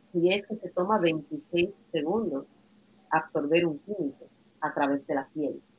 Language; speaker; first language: Spanish; native; Spanish